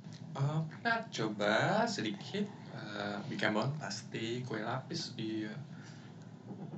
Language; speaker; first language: Indonesian; non-native, fluent; English